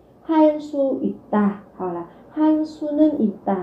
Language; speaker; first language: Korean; non-native, fluent; Vietnamese